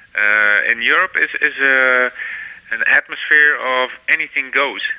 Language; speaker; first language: English; non-native, fluent; Dutch